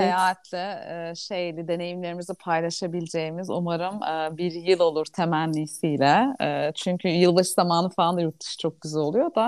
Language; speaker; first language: Turkish; native; Turkish